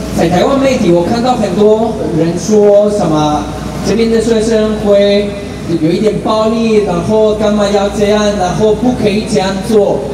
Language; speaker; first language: Chinese; non-native, fluent; Spanish